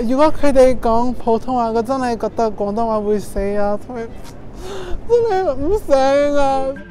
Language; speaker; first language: Cantonese; non-native, fluent; English